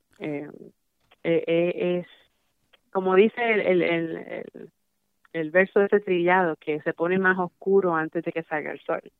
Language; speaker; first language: Spanish; early bilingual, heritage; Spanish